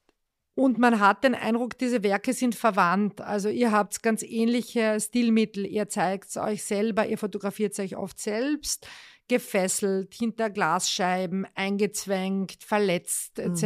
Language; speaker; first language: German; native; German